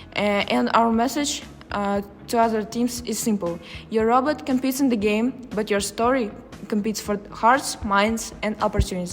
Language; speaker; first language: English; non-native, fluent; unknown